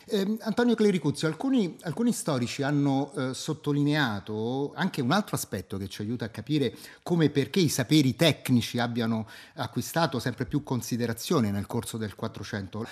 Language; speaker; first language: Italian; native; Italian